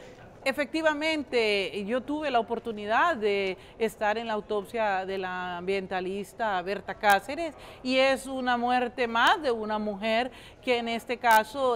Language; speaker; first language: Spanish; native; Spanish